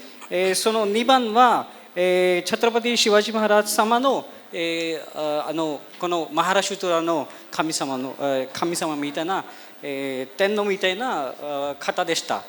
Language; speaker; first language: Japanese; non-native, fluent; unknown